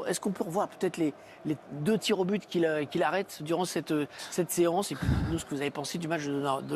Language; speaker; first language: French; native; French